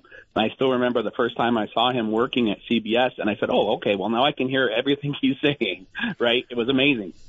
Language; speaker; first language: English; native; English